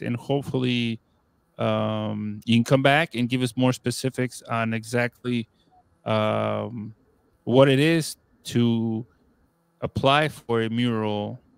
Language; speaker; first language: English; non-native, fluent; Spanish